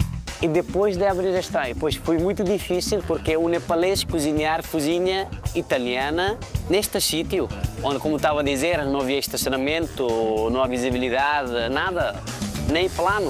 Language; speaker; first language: Portuguese; non-native, learner; Nepali